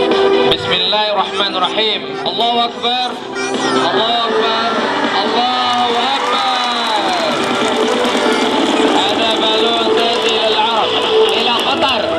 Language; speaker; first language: Arabic; non-native, learner; Indonesian